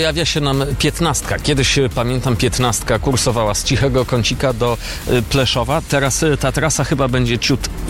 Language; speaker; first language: Polish; native; Polish